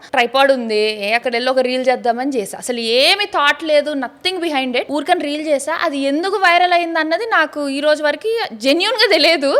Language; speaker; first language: Telugu; native; Telugu